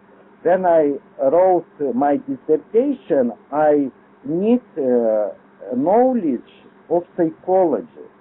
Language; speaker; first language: English; non-native, learner; Lithuanian